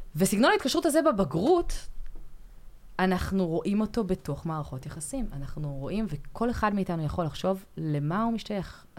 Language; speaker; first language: Hebrew; native; Hebrew